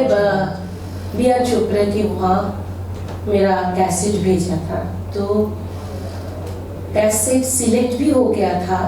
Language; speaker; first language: Hindi; non-native, local second language; Bangla